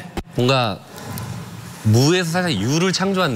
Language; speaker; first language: Korean; native; Korean